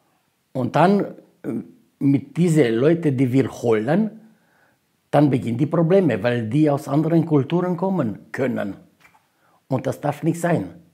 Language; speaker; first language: German; non-native, fluent; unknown